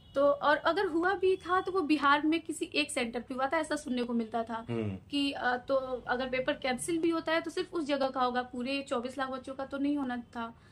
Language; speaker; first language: Hindi; native; Hindi